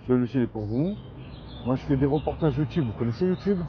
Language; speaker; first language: French; native; French